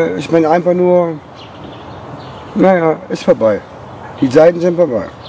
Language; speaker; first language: German; native; German